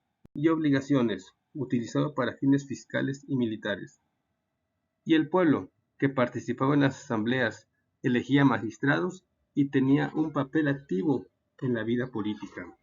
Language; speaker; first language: Spanish; native; Spanish